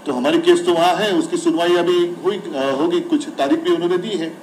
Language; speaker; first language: Hindi; non-native, local second language; Marathi